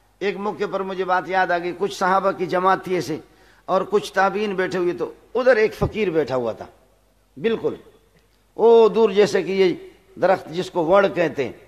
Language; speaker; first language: Urdu; non-native, local second language; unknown